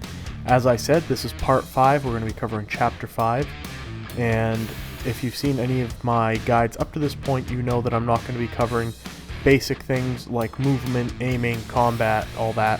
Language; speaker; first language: English; native; English